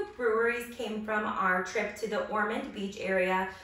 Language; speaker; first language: English; native; English